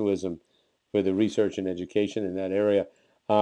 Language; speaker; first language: English; native; English